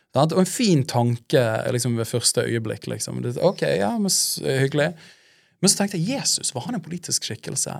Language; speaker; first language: Norwegian; native; Norwegian